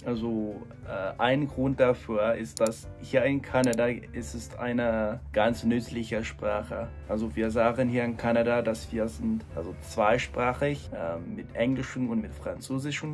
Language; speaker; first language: German; non-native, fluent; English